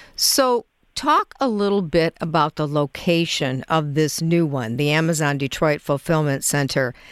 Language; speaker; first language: English; non-native, fluent; Spanish